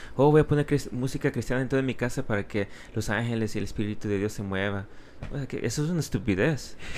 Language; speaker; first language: Spanish; early bilingual, heritage; Spanish